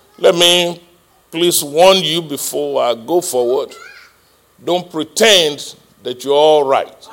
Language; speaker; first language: English; non-native, local second language; Yoruba